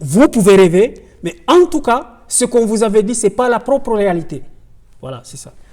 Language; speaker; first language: French; non-native, local second language; Ngazidja Comorian